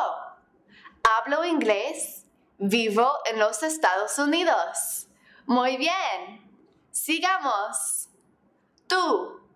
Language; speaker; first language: Spanish; non-native, fluent; English